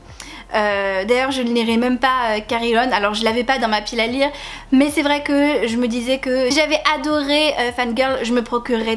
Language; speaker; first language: French; native; French